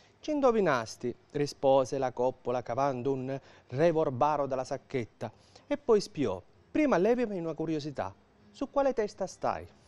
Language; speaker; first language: Italian; native; Italian